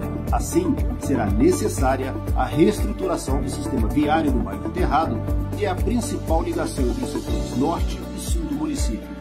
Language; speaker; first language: Portuguese; native; Portuguese